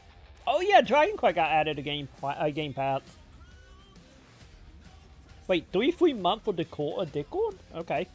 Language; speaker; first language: English; native; English